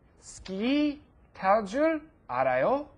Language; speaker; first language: Korean; non-native, learner; English